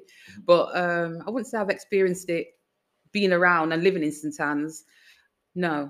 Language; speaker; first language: English; native; English